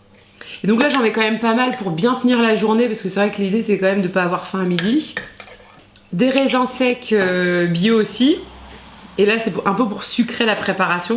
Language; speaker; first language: French; native; French